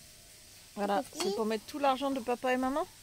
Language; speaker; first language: French; native; French